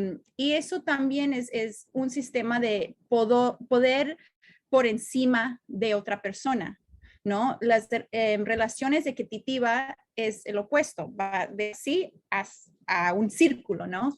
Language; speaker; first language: Spanish; non-native, fluent; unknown